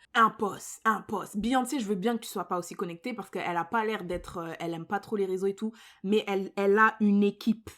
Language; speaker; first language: French; native; French